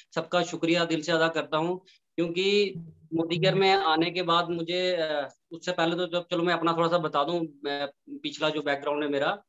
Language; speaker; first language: Hindi; native; Hindi